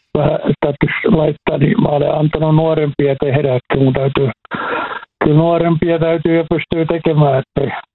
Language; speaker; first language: Finnish; native; Finnish